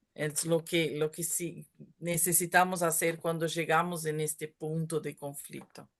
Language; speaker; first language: Spanish; non-native, fluent; Portuguese